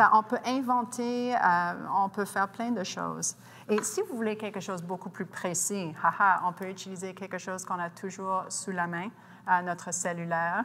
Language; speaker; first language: French; non-native, local second language; English